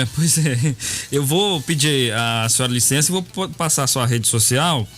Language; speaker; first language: Portuguese; native; Portuguese